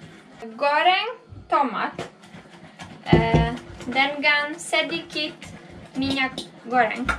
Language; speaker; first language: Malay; non-native, learner; Polish